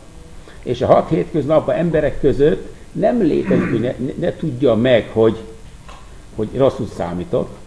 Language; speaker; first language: Hungarian; non-native, fluent; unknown